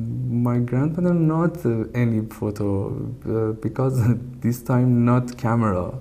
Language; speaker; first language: English; non-native, learner; Persian